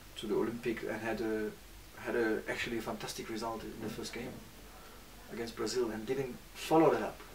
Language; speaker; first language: English; non-native, fluent; Turkish